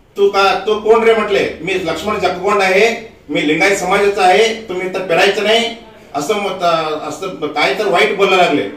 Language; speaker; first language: Marathi; non-native, local second language; Kannada